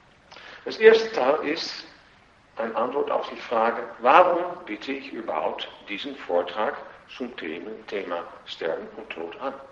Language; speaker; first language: German; non-native, fluent; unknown